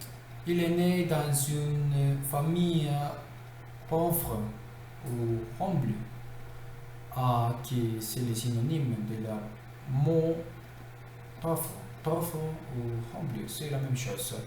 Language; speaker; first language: French; non-native, learner; Spanish